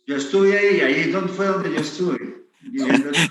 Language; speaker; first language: Spanish; native; Spanish